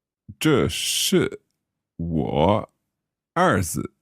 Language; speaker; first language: Chinese; non-native, learner; English